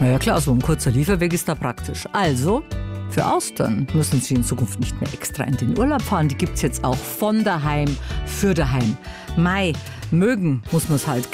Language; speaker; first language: German; native; German